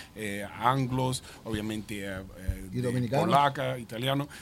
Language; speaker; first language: Spanish; early bilingual, heritage; Spanish